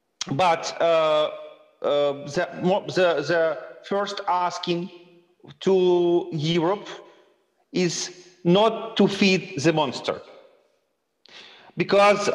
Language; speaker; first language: English; non-native, fluent; Ukrainian